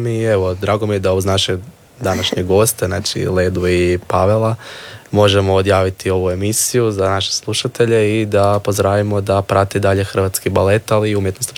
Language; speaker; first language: Serbian; native; Serbian